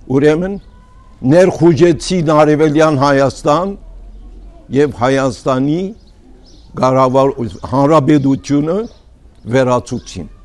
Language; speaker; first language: Armenian; early bilingual, heritage; Armenian